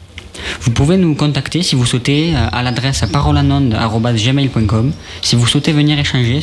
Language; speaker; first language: French; native; French